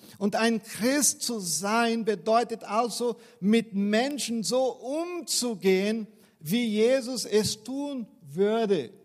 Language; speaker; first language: German; non-native, fluent; Portuguese